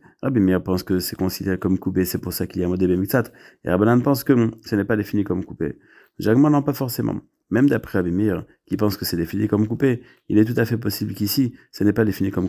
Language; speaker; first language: French; native; French